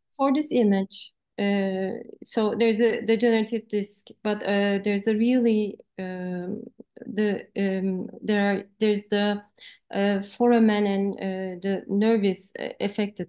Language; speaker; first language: English; non-native, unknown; Turkish